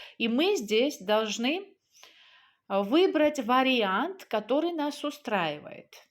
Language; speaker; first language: Russian; non-native, local second language; Georgian